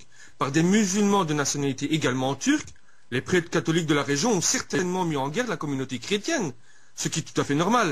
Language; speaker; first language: French; native; French